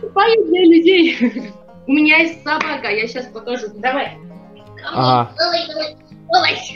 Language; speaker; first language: Russian; non-native, learner; Armenian